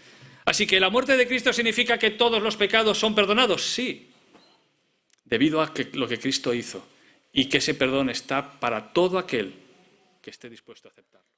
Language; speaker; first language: Spanish; native; Spanish